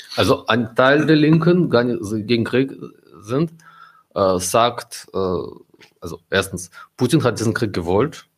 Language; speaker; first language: German; non-native, fluent; Russian